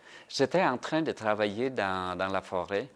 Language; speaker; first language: French; non-native, fluent; Vietnamese